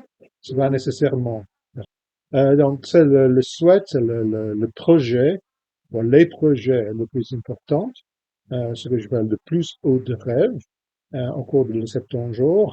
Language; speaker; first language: French; non-native, fluent; English